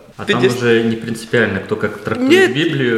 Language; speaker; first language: Russian; native; Russian